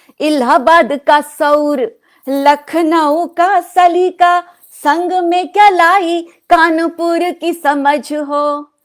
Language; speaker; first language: Hindi; non-native, local second language; Odia